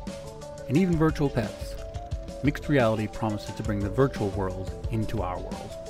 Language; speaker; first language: English; native; English